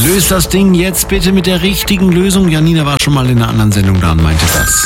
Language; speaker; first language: German; native; German